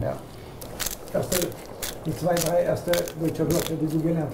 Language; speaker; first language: German; non-native, learner; French